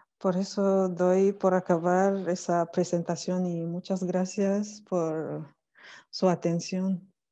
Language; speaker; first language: Spanish; non-native, fluent; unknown